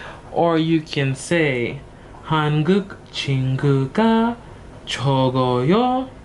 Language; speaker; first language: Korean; non-native, learner; English